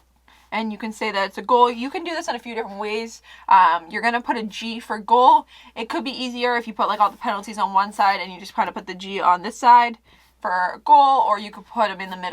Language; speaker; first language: English; native; English